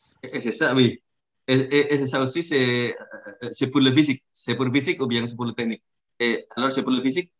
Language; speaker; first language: French; non-native, learner; Indonesian